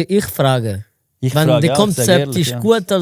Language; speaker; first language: German; non-native, learner; Portuguese